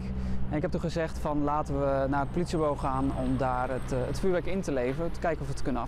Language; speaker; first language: Dutch; native; Dutch